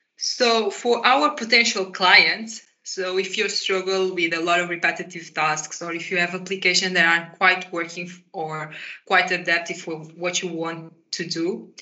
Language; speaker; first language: English; non-native, fluent; Portuguese